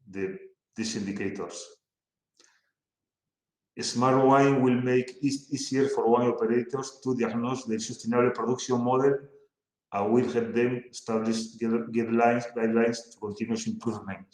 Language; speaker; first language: English; non-native, fluent; Spanish